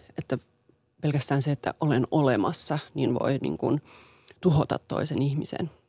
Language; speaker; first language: Finnish; non-native, local second language; Swedish